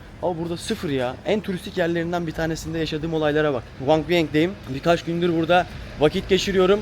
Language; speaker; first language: Turkish; native; Turkish